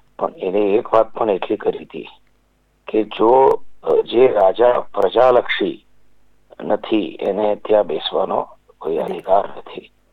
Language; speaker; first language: Gujarati; native; Gujarati